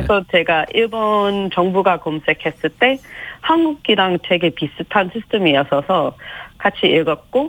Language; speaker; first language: Korean; non-native, learner; English